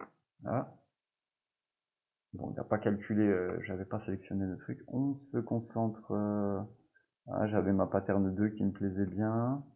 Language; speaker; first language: French; native; French